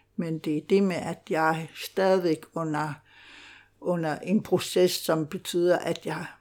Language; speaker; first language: Danish; non-native, local second language; Kalaallisut